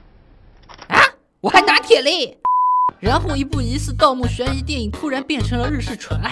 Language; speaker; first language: Chinese; native; Chinese